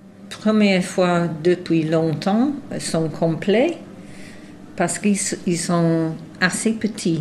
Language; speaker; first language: French; non-native, fluent; English